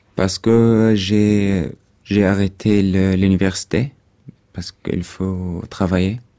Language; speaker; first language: French; non-native, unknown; Arabic